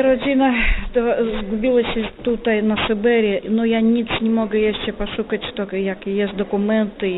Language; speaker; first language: Polish; non-native, learner; Russian